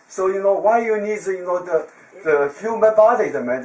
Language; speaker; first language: English; non-native, learner; Chinese